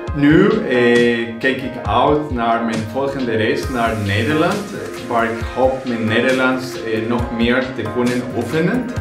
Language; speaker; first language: Dutch; non-native, learner; Spanish